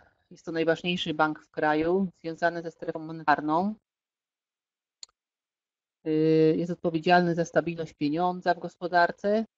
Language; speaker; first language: Polish; native; Polish